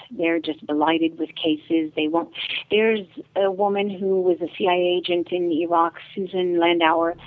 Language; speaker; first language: English; native; English